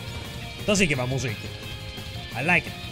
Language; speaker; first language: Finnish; native; Finnish